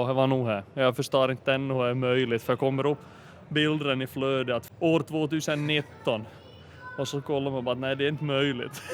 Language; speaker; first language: Swedish; native; Swedish